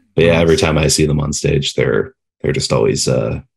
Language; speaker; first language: English; native; English